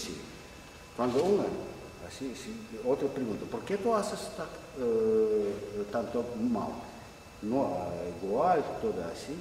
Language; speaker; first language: Spanish; non-native, learner; Russian